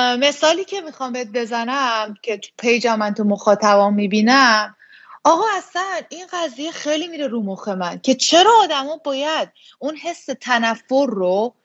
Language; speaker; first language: Persian; native; Persian